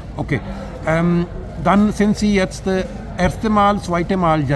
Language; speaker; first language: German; non-native, learner; Urdu